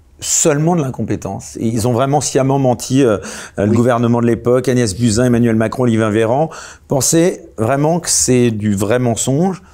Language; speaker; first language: French; native; French